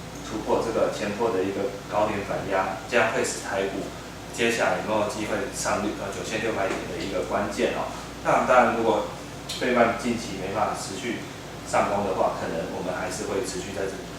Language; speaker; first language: Chinese; native; Chinese